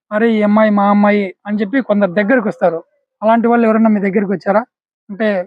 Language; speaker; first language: Telugu; native; Telugu